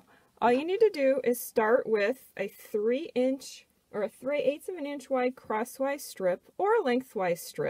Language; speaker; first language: English; native; English